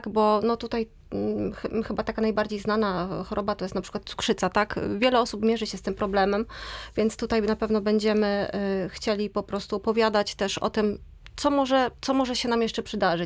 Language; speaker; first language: Polish; native; Polish